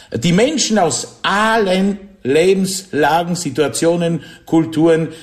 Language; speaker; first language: German; non-native, fluent; Polish